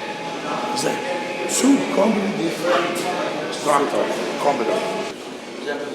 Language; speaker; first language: English; non-native, learner; Italian